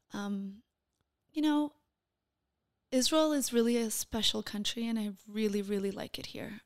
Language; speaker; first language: English; non-native, fluent; Portuguese